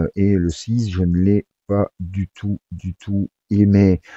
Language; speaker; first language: French; native; French